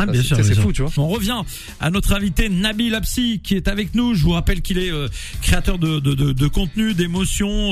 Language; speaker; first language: French; native; French